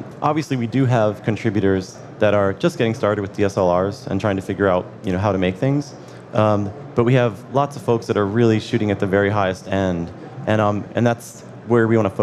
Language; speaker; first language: English; native; English